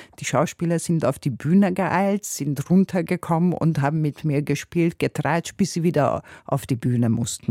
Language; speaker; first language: German; non-native, fluent; Hungarian